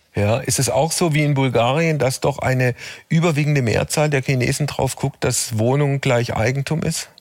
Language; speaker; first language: German; native; German